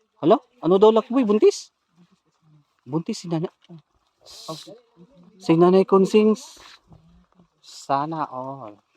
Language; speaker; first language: Filipino; non-native, local second language; Cebuano